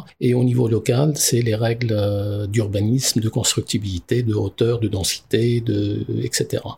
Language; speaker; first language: French; non-native, local second language; Arabic